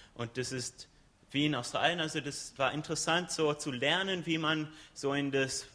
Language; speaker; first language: German; non-native, fluent; English